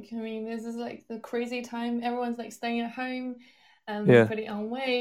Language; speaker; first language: English; non-native, fluent; Chinese